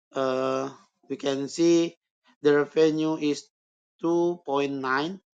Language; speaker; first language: English; non-native, learner; Indonesian